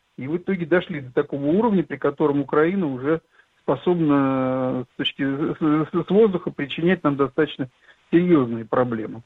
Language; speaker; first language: Russian; native; Russian